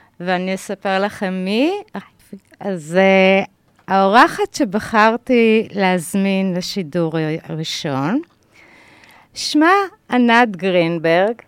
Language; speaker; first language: Hebrew; native; Hebrew